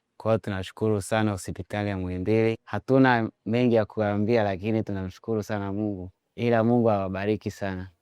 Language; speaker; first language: Swahili; native; Swahili